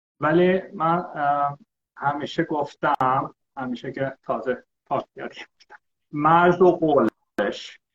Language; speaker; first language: Persian; early bilingual, heritage; Persian